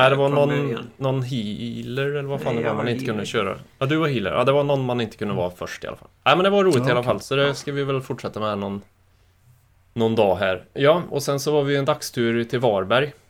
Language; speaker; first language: Swedish; native; Swedish